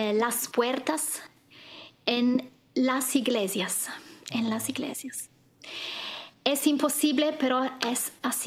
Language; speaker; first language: Spanish; non-native, fluent; Italian